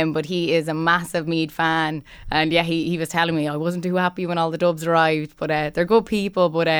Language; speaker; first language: English; native; English